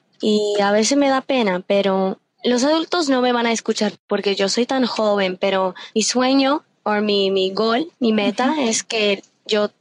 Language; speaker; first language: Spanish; early bilingual, heritage; Spanish